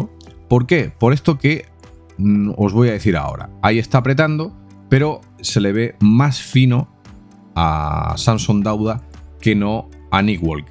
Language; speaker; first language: Spanish; native; Spanish